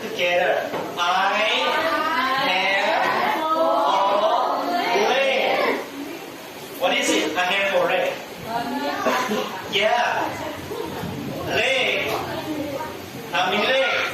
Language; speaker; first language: English; non-native, learner; Thai